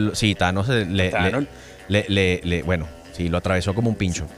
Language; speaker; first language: Spanish; native; Spanish